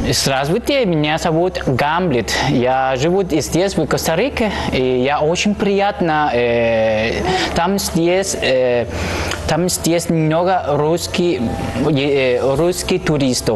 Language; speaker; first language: Russian; non-native, learner; Spanish